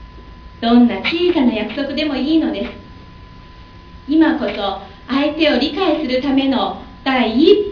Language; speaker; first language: Japanese; non-native, fluent; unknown